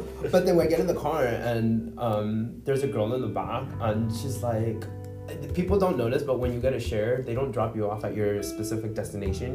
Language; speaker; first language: English; early bilingual, other home language; Spanish